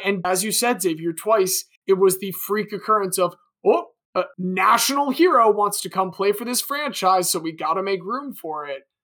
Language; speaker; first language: English; native; English